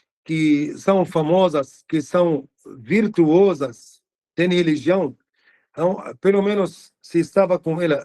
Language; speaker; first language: Portuguese; non-native, fluent; Arabic